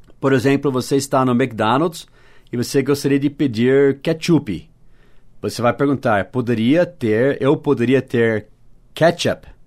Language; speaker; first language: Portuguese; non-native, fluent; English